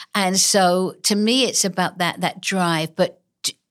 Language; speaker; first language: English; native; English